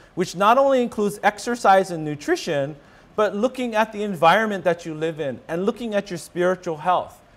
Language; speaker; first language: English; native; English